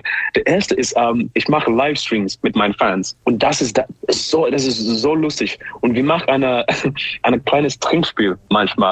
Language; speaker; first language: German; non-native, learner; English